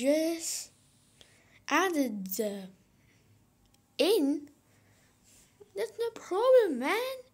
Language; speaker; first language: English; non-native, fluent; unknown